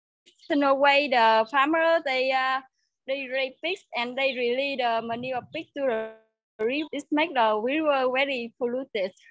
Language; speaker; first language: English; non-native, learner; Vietnamese